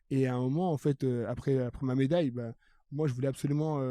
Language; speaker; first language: French; early bilingual, other home language; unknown